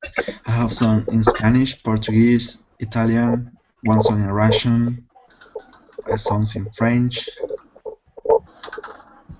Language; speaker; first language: English; non-native, fluent; Spanish